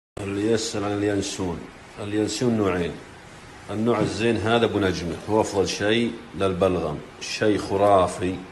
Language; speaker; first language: Arabic; native; Arabic